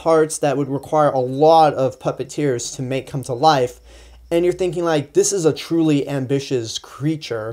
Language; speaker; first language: English; native; English